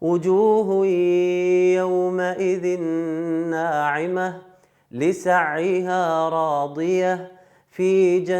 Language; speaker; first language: Arabic; native; Arabic